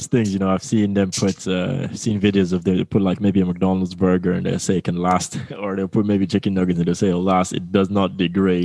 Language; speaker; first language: English; non-native, local second language; Yoruba